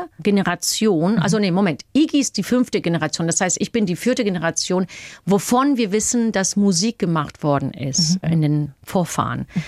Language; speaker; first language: German; non-native, fluent; English